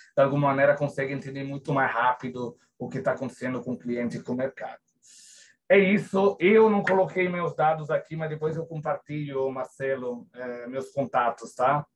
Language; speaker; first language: Portuguese; non-native, fluent; Italian